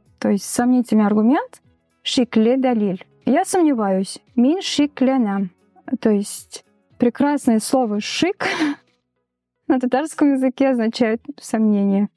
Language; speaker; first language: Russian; native; Russian